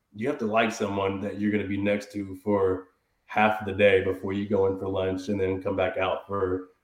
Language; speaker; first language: English; native; English